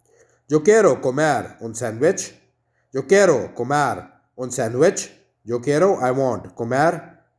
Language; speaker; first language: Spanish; non-native, fluent; Urdu